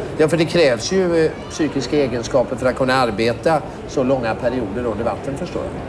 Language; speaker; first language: Swedish; native; Swedish